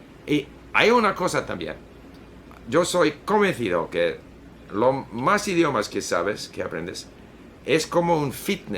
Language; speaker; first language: Spanish; non-native, fluent; Swedish